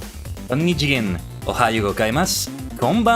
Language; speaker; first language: Japanese; non-native, learner; English